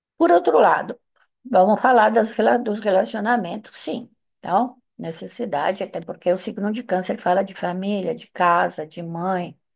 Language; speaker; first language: Portuguese; non-native, fluent; Italian